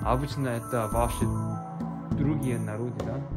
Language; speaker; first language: Russian; non-native, learner; Korean